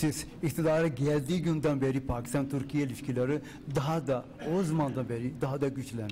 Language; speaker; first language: Turkish; non-native, fluent; Urdu